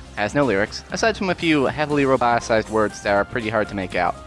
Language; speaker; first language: English; native; English